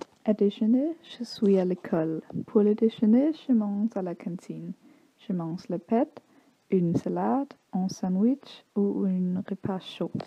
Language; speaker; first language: French; non-native, learner; Danish